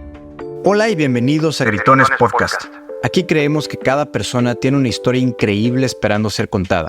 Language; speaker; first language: Spanish; native; Spanish